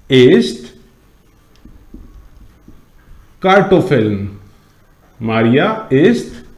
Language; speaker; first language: German; non-native, fluent; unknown